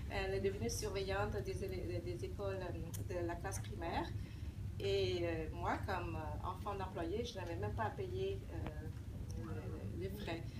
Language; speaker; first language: French; early bilingual, other home language; Vietnamese